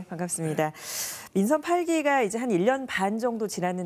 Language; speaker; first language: Korean; native; Korean